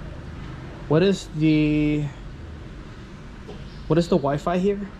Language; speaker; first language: English; early bilingual, other home language; Vietnamese